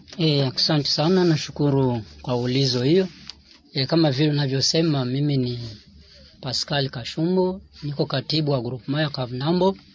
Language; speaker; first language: Swahili; non-native, local second language; Rundi